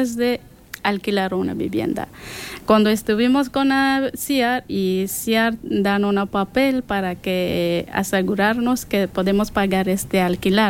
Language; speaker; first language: Spanish; non-native, learner; Persian